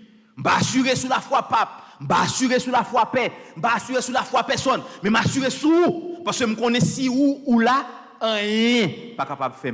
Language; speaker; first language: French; non-native, local second language; Haitian Creole